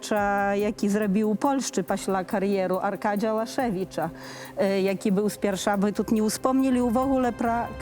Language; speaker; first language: Polish; non-native, learner; Belarusian